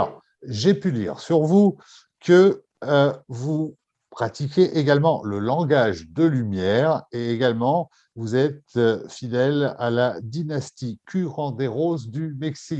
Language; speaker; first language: French; native; French